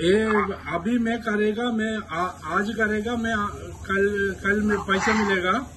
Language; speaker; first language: Hindi; non-native, local second language; Malayalam